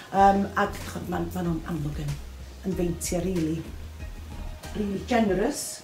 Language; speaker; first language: Welsh; native; Welsh